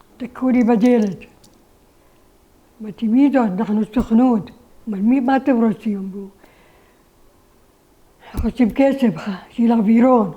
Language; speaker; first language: Hebrew; non-native, learner; Arabic